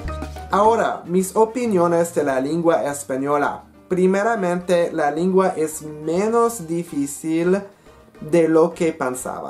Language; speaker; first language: Spanish; non-native, learner; English